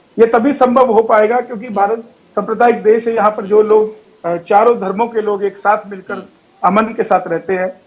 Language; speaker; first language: Hindi; native; Hindi